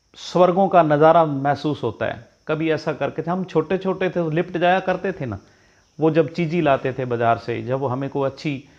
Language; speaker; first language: Hindi; non-native, local second language; Punjabi